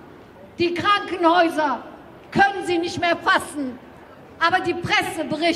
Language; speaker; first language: German; non-native, fluent; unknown